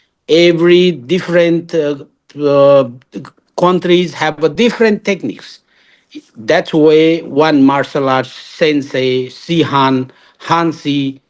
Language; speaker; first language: English; non-native, learner; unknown